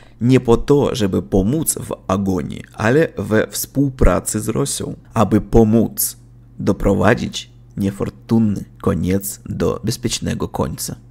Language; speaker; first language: Polish; non-native, learner; Russian